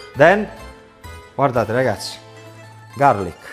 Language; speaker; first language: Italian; native; Italian